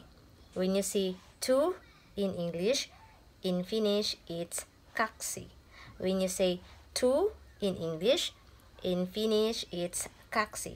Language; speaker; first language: English; non-native, local second language; Filipino